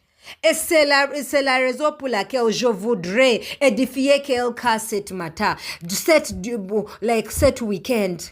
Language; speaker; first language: French; non-native, learner; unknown